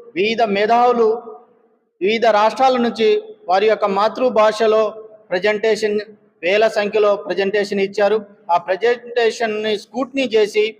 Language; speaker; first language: Telugu; non-native, local second language; Lambadi